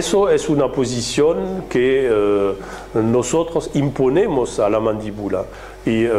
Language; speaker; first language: Spanish; non-native, fluent; French